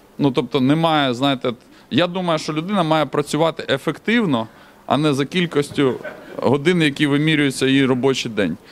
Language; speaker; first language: Ukrainian; native; Ukrainian